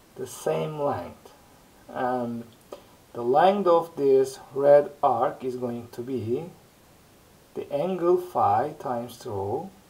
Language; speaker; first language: English; non-native, fluent; Turkish